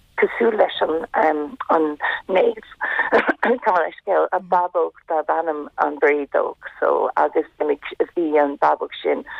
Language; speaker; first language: Irish; non-native, local second language; English